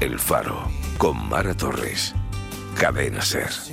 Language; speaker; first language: Spanish; native; Spanish